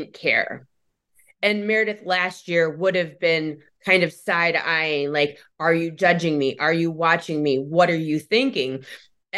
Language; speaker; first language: English; native; English